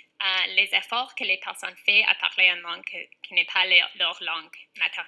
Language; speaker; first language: French; non-native, fluent; English